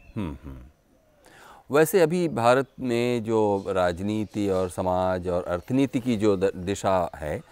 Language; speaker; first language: Hindi; native; Hindi